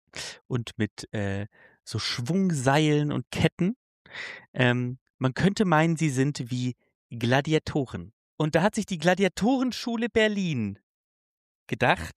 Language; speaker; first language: German; native; German